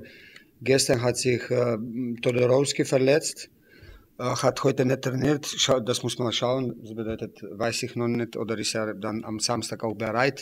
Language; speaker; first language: German; non-native, fluent; Slovenian